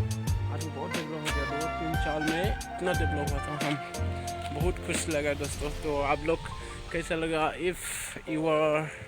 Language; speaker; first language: Hindi; non-native, local second language; Bodo